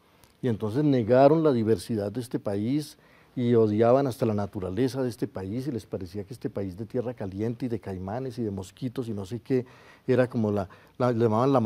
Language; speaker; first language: Spanish; native; Spanish